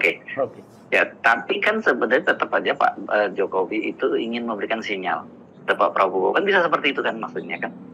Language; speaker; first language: Indonesian; native; Indonesian